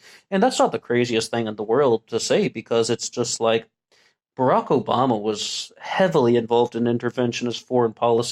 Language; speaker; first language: English; native; English